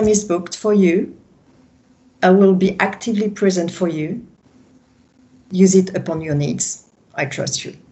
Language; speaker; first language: English; non-native, fluent; French